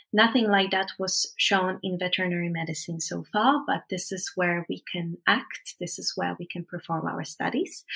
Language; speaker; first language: English; non-native, fluent; Polish